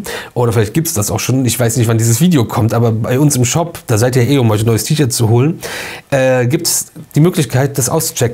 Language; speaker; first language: German; native; German